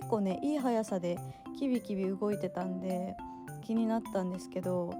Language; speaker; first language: Japanese; native; Japanese